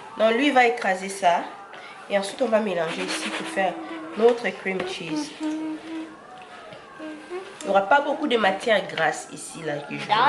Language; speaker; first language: French; non-native, local second language; Lingala